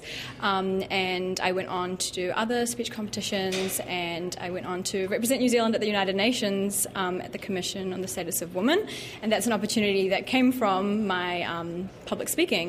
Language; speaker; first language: English; native; English